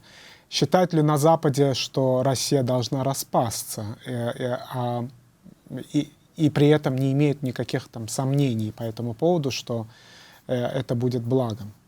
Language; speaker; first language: Russian; native; Russian